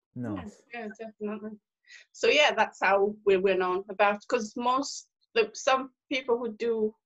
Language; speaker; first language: English; non-native, local second language; Swahili